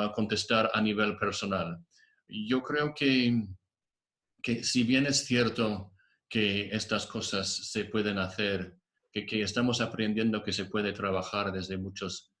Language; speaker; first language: Spanish; non-native, fluent; English